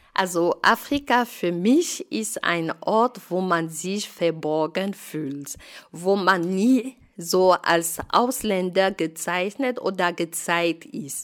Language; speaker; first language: German; non-native, fluent; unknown